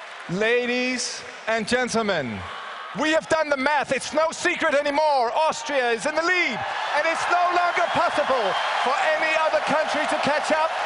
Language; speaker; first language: English; non-native, fluent; Danish